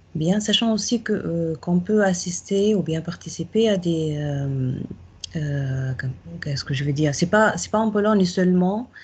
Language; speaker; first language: French; non-native, local second language; Arabic